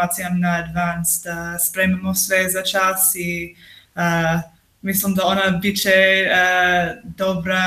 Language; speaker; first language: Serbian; non-native, learner; English